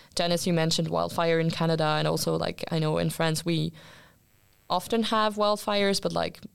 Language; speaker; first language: English; non-native, fluent; French